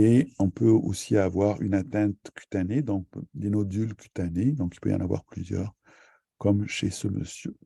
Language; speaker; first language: French; native; French